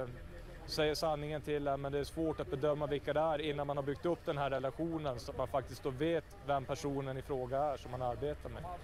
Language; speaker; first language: Swedish; native; Swedish